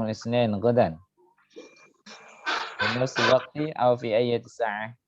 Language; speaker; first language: Arabic; non-native, fluent; Indonesian